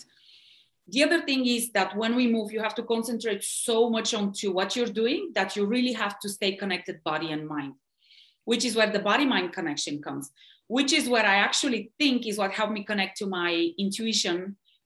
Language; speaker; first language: English; non-native, fluent; Bulgarian